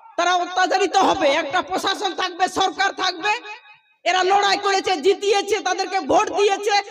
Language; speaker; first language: Bangla; non-native, local second language; Santali